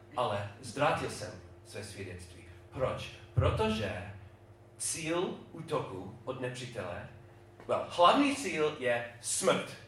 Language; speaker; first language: Czech; non-native, fluent; English